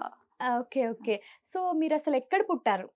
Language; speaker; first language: Telugu; native; Telugu